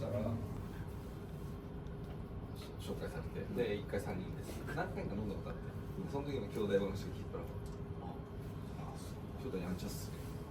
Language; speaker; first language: Japanese; native; Japanese